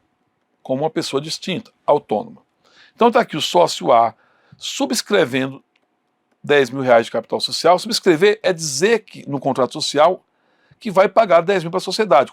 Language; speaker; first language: Portuguese; native; Portuguese